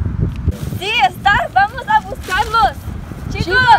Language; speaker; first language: Spanish; non-native, learner; English